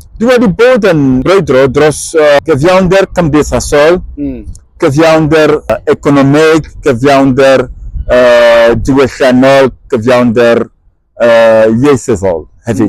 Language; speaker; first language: Welsh; non-native, fluent; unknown